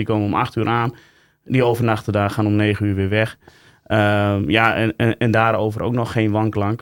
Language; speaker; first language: Dutch; native; Dutch